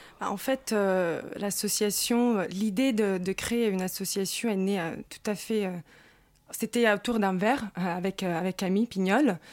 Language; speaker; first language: French; non-native, fluent; Italian